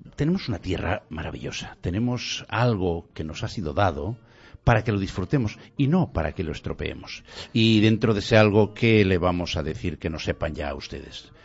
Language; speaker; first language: Spanish; non-native, local second language; Galician